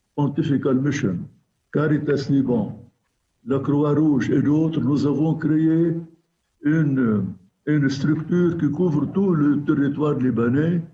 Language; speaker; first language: French; non-native, local second language; Arabic